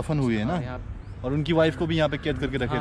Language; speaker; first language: Hindi; non-native, local second language; Manipuri